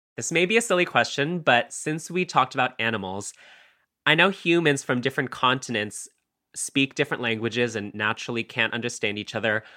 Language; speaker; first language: English; non-native, fluent; Filipino